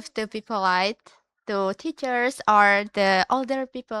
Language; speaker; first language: English; non-native, learner; Indonesian